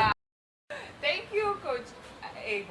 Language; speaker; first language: English; non-native, local second language; Swahili